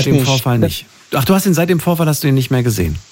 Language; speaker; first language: German; native; German